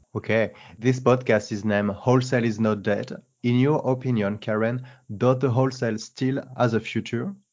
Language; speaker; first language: English; non-native, fluent; French